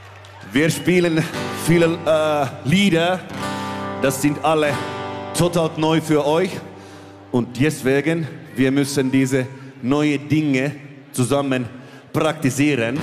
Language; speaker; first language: German; non-native, learner; Finnish